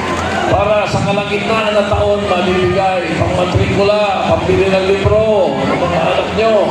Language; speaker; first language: Filipino; native; Filipino